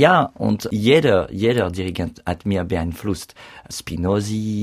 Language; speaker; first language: German; non-native, learner; French